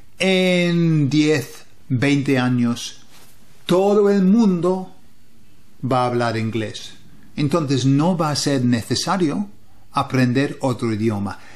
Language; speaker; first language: Spanish; non-native, fluent; English